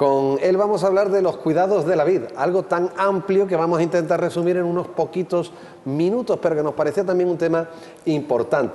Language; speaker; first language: Spanish; native; Spanish